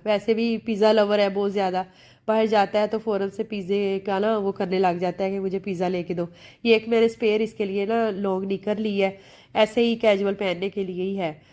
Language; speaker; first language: Urdu; native; Urdu